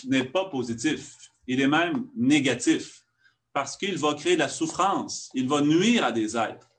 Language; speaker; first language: French; native; French